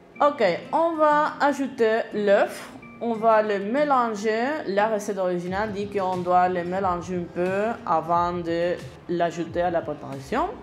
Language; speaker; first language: French; non-native, learner; Spanish